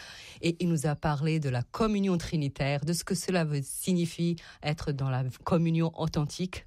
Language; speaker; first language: French; non-native, fluent; Serbian